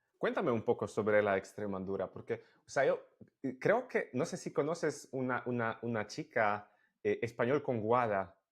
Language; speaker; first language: Spanish; non-native, fluent; Polish